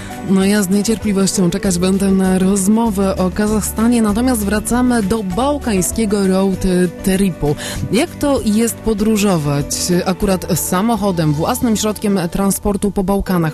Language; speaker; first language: Polish; native; Polish